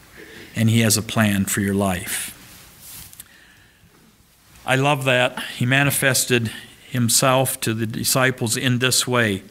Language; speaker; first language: English; native; English